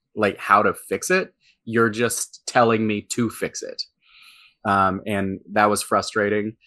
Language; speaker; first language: English; native; English